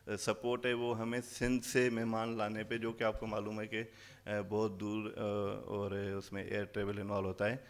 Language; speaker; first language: Urdu; non-native, local second language; Sindhi